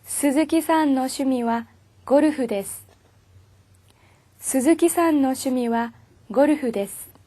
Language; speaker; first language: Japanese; non-native, fluent; Korean